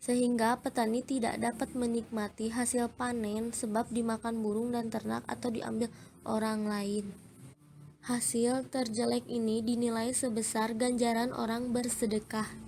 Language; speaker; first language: Indonesian; native; Indonesian